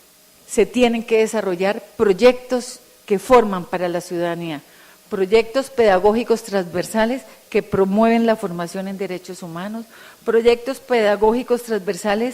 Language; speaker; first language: Spanish; native; Spanish